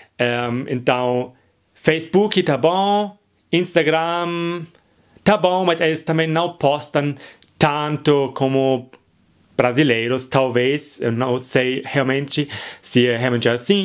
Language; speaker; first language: Portuguese; non-native, fluent; German